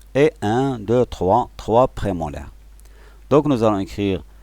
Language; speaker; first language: French; non-native, local second language; Arabic